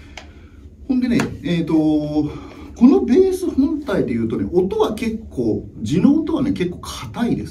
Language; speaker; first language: Japanese; native; Japanese